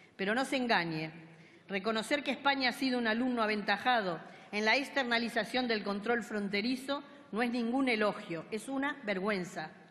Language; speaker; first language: Spanish; native; Spanish